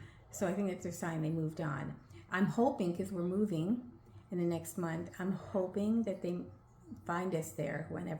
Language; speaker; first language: English; native; English